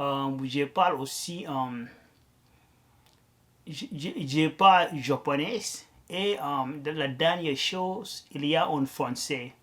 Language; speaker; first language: French; non-native, learner; Arabic